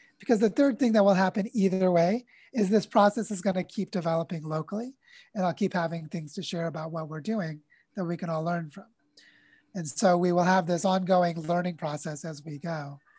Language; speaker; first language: English; native; English